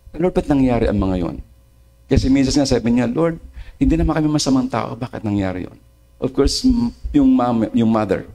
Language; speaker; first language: Filipino; non-native, local second language; Masbatenyo